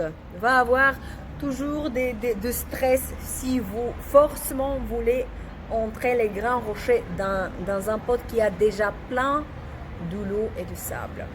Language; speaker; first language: French; non-native, learner; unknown